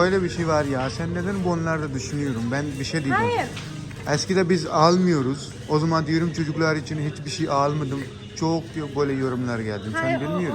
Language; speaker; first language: Turkish; non-native, learner; Urdu